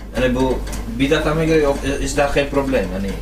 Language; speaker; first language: Turkish; early bilingual, heritage; Turkish